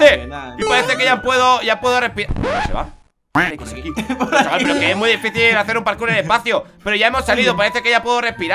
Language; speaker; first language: Spanish; native; Spanish